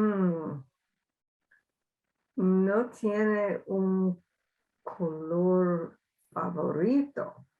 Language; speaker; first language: Spanish; non-native, learner; English